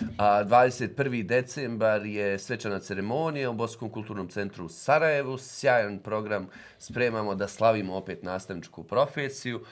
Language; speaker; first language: Bosnian; native; Bosnian